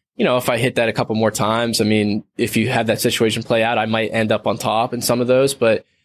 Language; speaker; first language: English; native; English